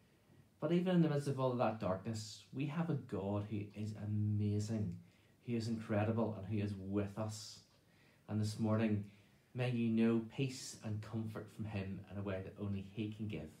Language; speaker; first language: English; native; English